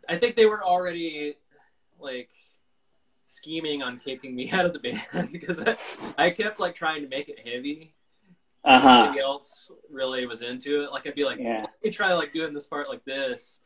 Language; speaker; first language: English; native; English